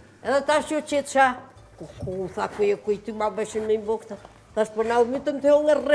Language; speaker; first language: Albanian; native; Albanian